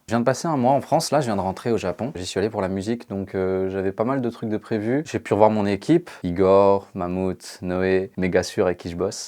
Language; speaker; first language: French; native; French